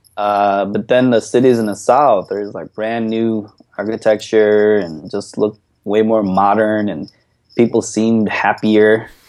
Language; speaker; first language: English; early bilingual, other home language; Korean